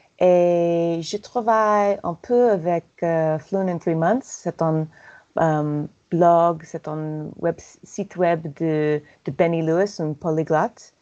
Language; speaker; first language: French; non-native, learner; English